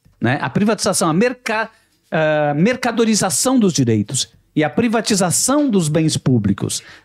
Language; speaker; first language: Portuguese; native; Portuguese